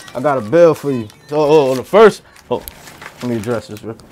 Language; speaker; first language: English; native; English